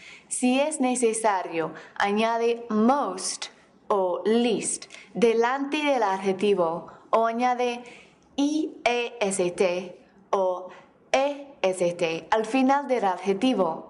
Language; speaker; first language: Spanish; non-native, fluent; English